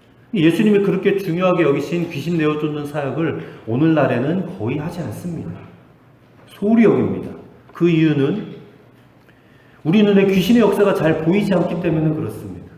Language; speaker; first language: Korean; native; Korean